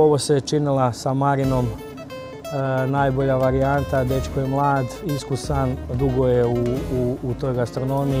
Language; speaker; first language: Croatian; native; Croatian